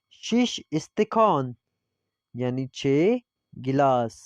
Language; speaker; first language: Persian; non-native, fluent; Urdu